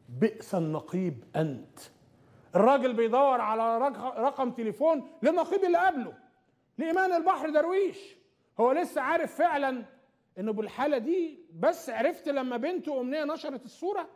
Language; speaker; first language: Arabic; native; Arabic